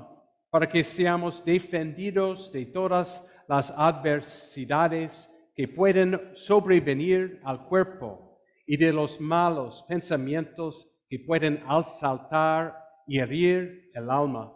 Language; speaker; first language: Spanish; non-native, fluent; English